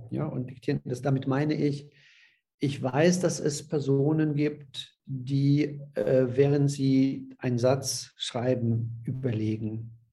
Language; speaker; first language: German; early bilingual, other home language; Russian